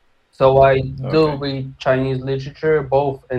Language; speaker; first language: English; non-native, fluent; Polish